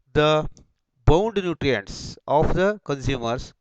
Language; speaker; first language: English; non-native, local second language; Kannada